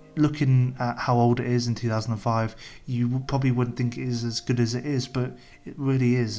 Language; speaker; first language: English; native; English